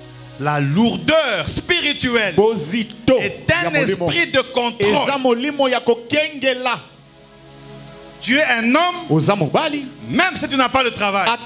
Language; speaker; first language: French; non-native, local second language; Lingala